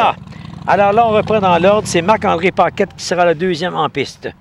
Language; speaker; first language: French; native; French